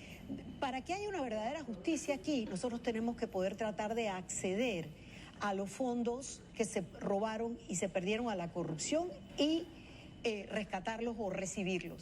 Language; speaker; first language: Spanish; native; Spanish